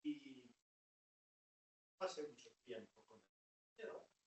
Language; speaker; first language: Spanish; non-native, fluent; Italian